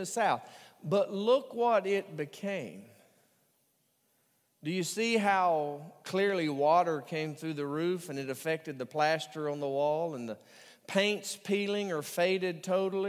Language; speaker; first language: English; native; English